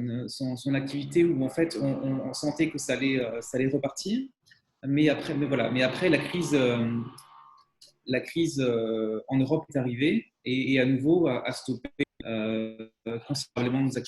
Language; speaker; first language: French; native; French